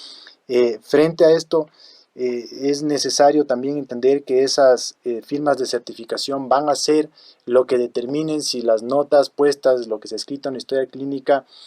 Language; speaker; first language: Spanish; native; Spanish